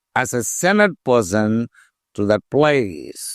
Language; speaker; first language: English; non-native, local second language; Tamil